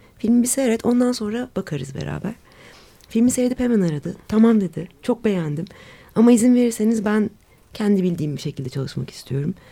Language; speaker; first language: Turkish; native; Turkish